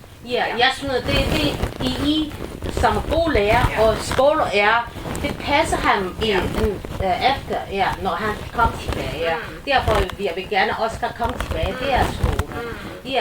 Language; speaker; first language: Danish; non-native, learner; Chinese